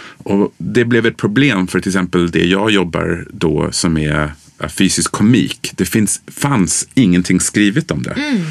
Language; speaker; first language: Swedish; early bilingual, other home language; English